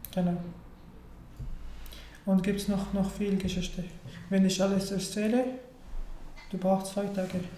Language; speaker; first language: German; non-native, learner; Arabic